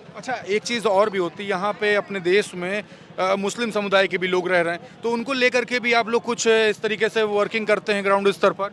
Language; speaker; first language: Hindi; native; Hindi